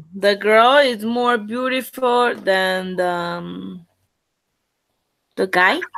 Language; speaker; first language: English; non-native, learner; Spanish